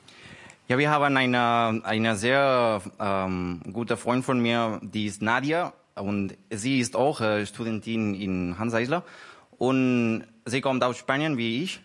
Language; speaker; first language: German; non-native, learner; Spanish